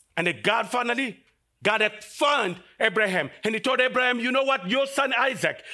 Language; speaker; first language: English; non-native, fluent; Lingala